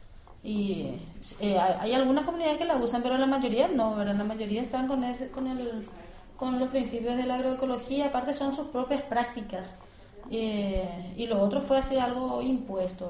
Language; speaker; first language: Spanish; native; Spanish